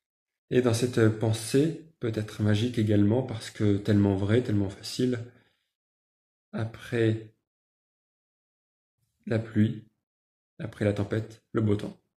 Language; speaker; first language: French; native; French